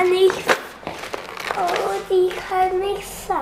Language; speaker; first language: German; early bilingual, other home language; Persian